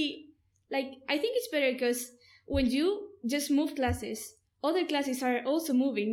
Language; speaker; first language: English; non-native, fluent; Spanish